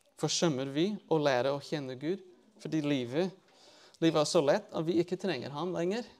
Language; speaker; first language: Norwegian; non-native, fluent; English